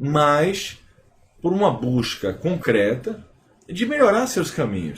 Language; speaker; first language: Portuguese; native; Portuguese